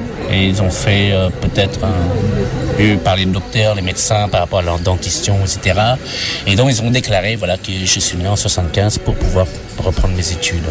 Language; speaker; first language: French; non-native, fluent; Khmer